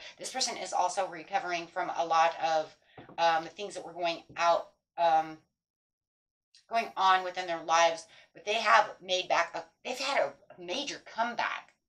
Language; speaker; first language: English; native; English